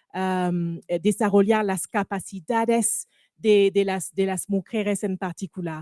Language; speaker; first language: Spanish; non-native, learner; French